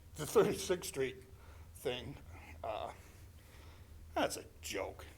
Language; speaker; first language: English; native; English